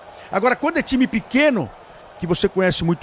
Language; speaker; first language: Portuguese; native; Portuguese